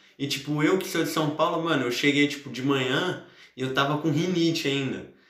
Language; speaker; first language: Portuguese; native; Portuguese